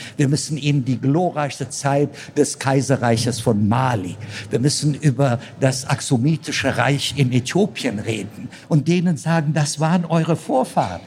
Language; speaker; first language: German; non-native, fluent; Amharic